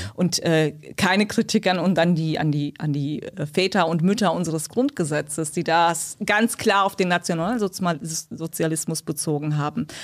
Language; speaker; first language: German; early bilingual, other home language; Turkish